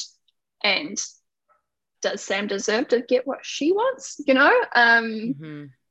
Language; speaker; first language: English; native; English